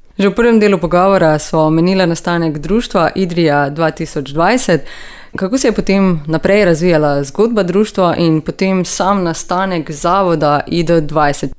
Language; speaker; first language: Slovenian; native; Slovenian